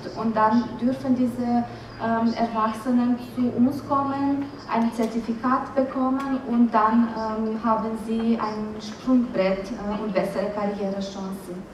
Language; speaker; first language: German; non-native, fluent; Romanian